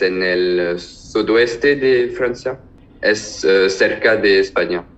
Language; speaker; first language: Spanish; non-native, learner; French